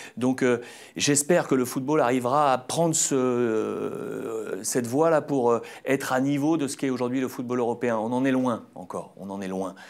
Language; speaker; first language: French; native; French